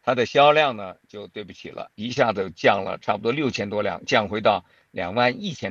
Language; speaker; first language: Chinese; native; Chinese